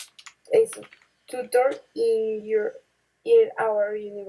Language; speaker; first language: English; non-native, learner; Spanish